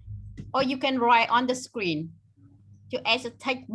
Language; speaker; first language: English; non-native, learner; Vietnamese